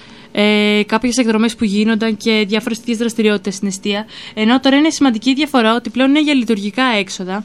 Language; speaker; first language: Greek; native; Greek